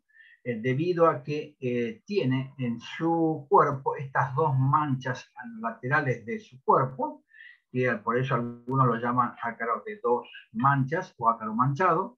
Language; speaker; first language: Spanish; native; Spanish